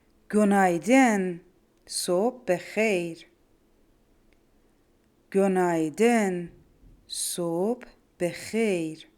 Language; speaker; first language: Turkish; non-native, fluent; Persian